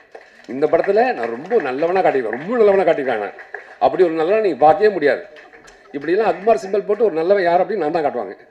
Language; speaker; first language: Tamil; native; Tamil